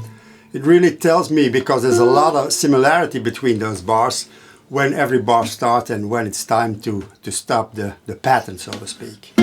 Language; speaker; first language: English; non-native, fluent; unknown